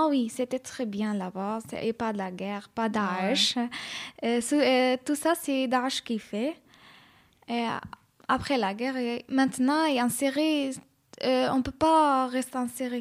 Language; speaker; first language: French; non-native, learner; Arabic